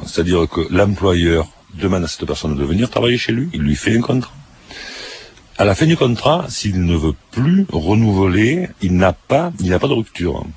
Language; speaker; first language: French; native; French